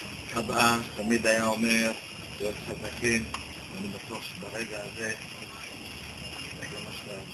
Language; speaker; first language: Hebrew; early bilingual, other home language; Romanian